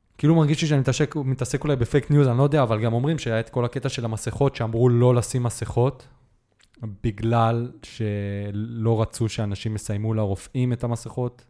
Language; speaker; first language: Hebrew; native; Hebrew